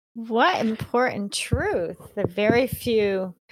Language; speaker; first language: English; native; English